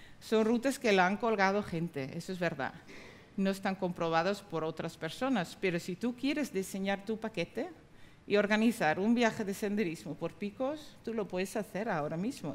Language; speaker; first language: Spanish; non-native, fluent; Dutch